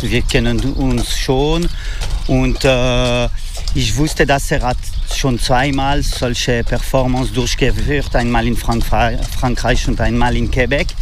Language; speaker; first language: German; non-native, fluent; French